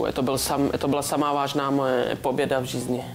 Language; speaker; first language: Russian; non-native, learner; Czech